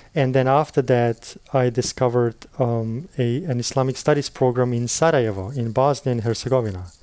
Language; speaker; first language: English; non-native, fluent; Slovenian